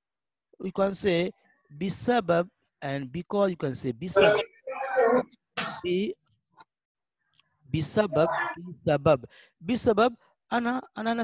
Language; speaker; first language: English; non-native, fluent; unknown